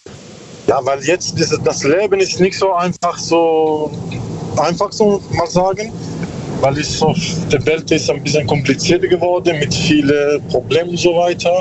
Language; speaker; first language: German; non-native, learner; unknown